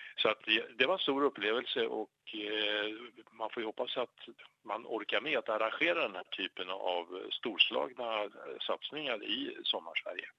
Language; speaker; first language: Swedish; native; Swedish